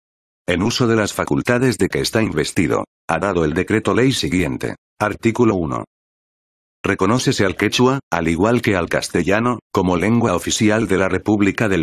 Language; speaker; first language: Spanish; native; Spanish